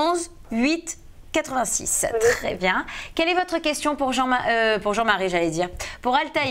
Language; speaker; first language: French; native; French